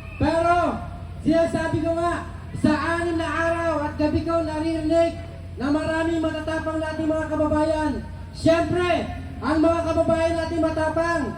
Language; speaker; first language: Filipino; native; Filipino